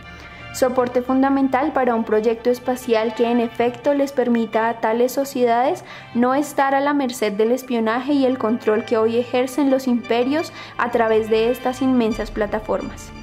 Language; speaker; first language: Spanish; native; Spanish